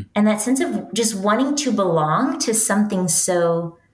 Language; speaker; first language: English; native; English